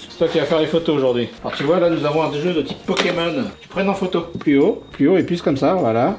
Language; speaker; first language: French; native; French